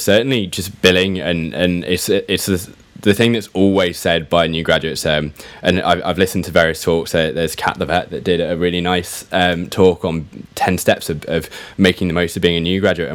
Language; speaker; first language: English; native; English